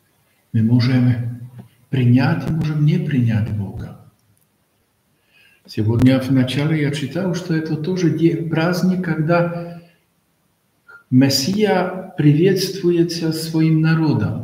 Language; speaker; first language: Russian; non-native, fluent; Polish